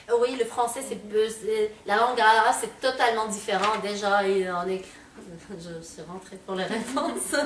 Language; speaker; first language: French; non-native, local second language; Arabic